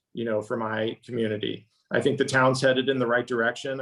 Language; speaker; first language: English; native; English